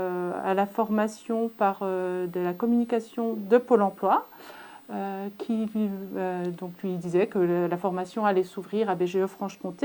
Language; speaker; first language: French; native; French